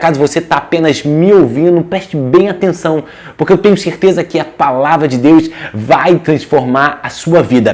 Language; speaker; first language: Portuguese; native; Portuguese